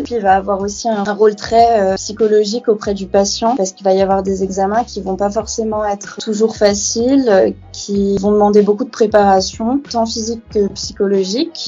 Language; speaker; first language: French; native; French